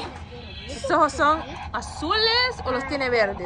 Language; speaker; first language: Spanish; native; Spanish